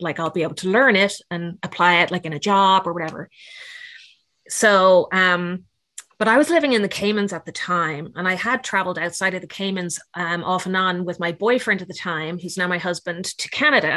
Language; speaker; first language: English; native; English